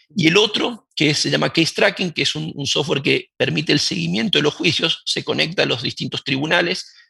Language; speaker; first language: Spanish; native; Spanish